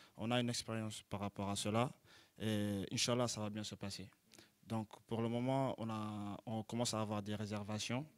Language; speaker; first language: French; non-native, local second language; Wolof